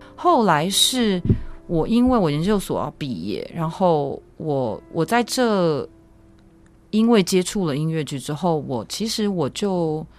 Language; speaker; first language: Chinese; native; Chinese